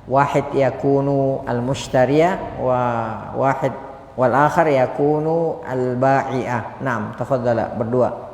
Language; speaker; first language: Arabic; non-native, fluent; Indonesian